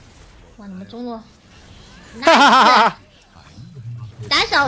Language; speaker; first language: Chinese; native; Chinese